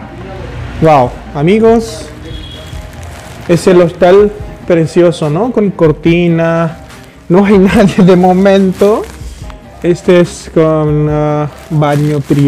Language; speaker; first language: Spanish; non-native, fluent; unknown